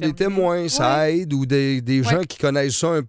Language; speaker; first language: French; native; French